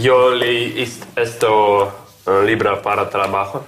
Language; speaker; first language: Spanish; non-native, learner; Russian